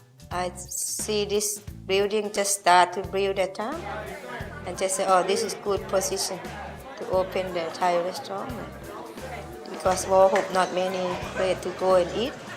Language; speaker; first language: English; non-native, learner; Thai